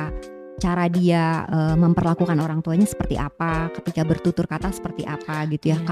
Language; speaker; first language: Indonesian; native; Indonesian